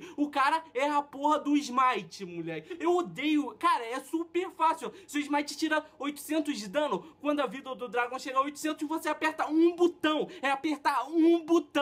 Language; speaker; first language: Portuguese; native; Portuguese